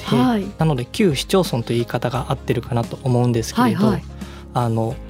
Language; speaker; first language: Japanese; native; Japanese